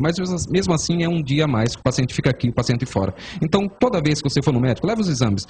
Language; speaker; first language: Portuguese; native; Portuguese